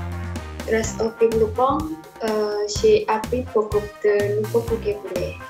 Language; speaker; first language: French; non-native, learner; Indonesian